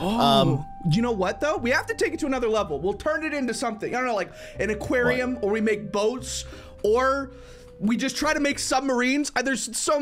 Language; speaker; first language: English; native; English